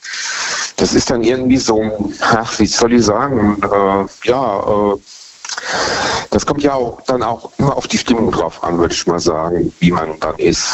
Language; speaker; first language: German; native; German